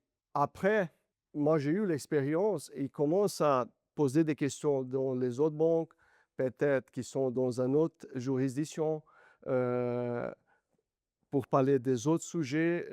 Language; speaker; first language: French; non-native, learner; Portuguese